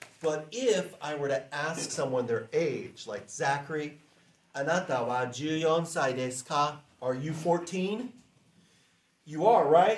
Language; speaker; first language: English; native; English